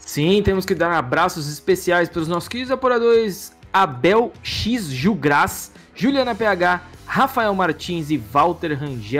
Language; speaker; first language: Portuguese; native; Portuguese